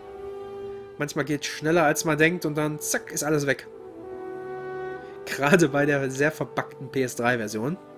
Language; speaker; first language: German; native; German